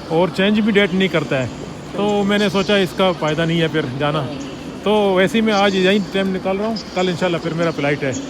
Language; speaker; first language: Urdu; native; Urdu